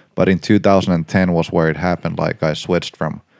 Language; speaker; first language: English; non-native, fluent; Finnish